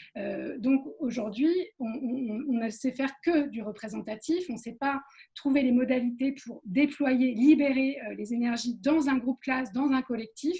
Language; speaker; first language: French; native; French